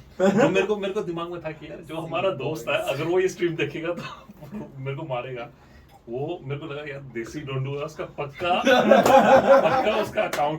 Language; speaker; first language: Hindi; native; Hindi